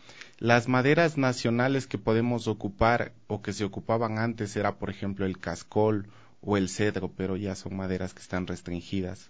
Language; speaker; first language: Spanish; native; Spanish